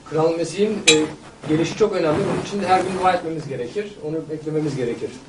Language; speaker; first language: Turkish; native; Turkish